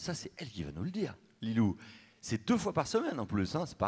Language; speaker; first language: French; native; French